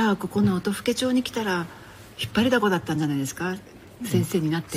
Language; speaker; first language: Japanese; native; Japanese